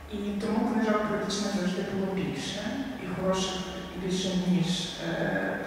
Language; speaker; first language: Polish; non-native, learner; Ukrainian